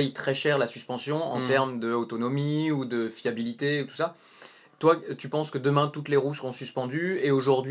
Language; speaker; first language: French; native; French